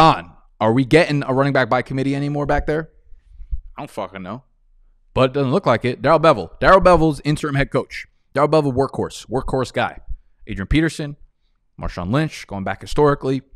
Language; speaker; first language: English; native; English